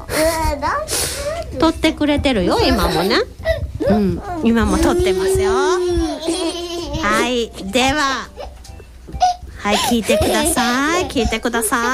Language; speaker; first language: Japanese; native; Japanese